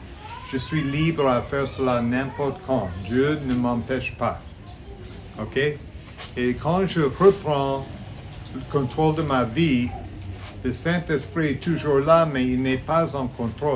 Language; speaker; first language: French; non-native, fluent; English